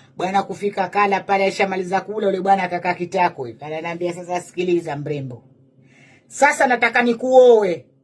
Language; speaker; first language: Swahili; native; Swahili